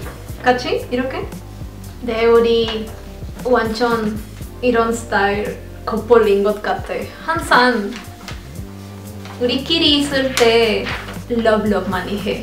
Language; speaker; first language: Korean; non-native, learner; Spanish